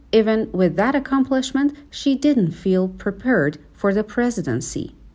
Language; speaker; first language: English; non-native, fluent; Persian